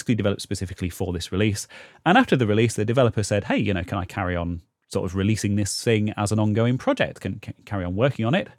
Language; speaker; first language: English; native; English